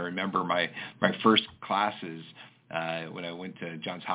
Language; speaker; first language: English; native; English